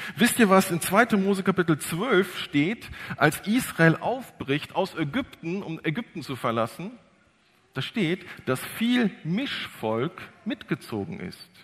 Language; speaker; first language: German; early bilingual, other home language; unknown